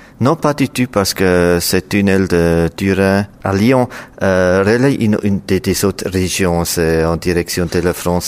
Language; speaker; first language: French; non-native, local second language; German